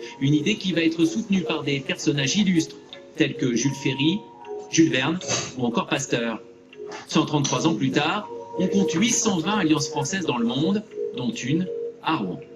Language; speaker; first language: French; native; French